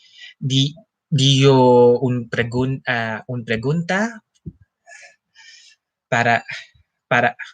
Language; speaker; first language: Spanish; non-native, learner; Filipino